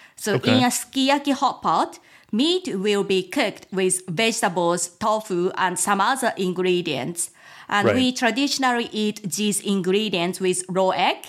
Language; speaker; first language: English; non-native, fluent; Japanese